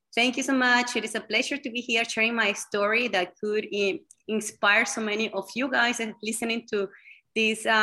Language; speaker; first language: English; non-native, fluent; Spanish